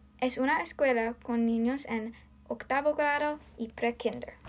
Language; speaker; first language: Spanish; non-native, learner; English